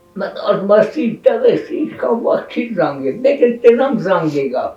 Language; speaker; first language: Armenian; native; Armenian